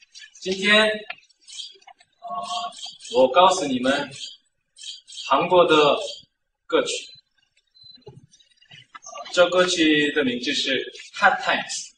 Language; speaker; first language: Chinese; non-native, learner; Korean